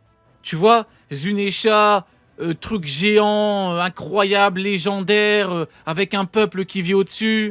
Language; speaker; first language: French; native; French